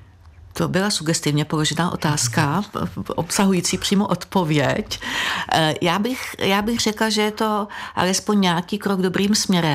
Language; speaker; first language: Czech; native; Czech